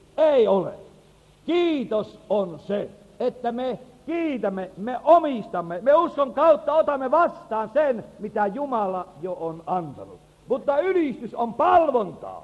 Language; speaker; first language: Finnish; native; Finnish